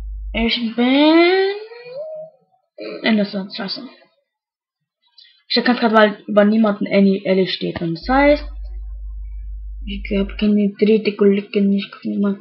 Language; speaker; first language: German; native; German